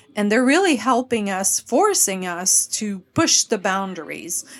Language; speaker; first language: English; non-native, fluent; French